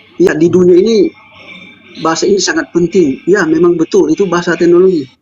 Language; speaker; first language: Indonesian; native; Indonesian